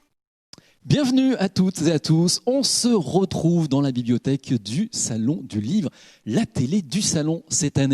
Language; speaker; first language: French; native; French